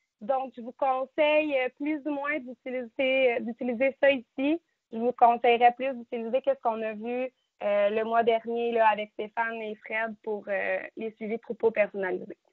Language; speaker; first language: French; native; French